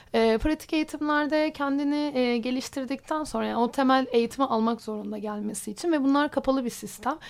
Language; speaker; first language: Turkish; native; Turkish